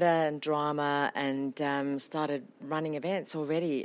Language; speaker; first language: English; non-native, fluent; Finnish